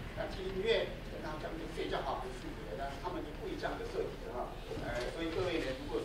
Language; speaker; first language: Chinese; non-native, fluent; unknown